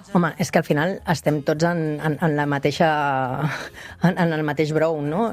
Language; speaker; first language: Catalan; native; Catalan